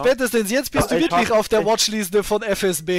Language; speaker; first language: German; native; German